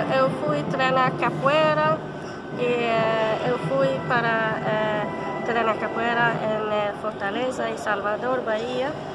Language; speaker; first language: Portuguese; non-native, learner; English